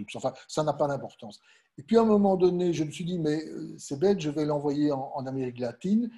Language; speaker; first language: French; native; French